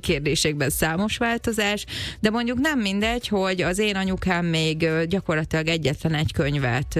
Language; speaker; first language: Hungarian; native; Hungarian